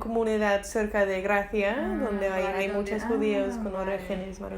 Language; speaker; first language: Spanish; non-native, learner; English